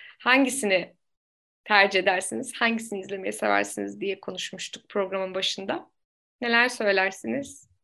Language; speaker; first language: Turkish; native; Turkish